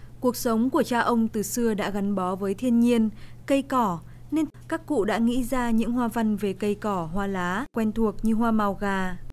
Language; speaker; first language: Vietnamese; non-native, local second language; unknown